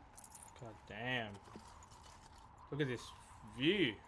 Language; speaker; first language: English; native; English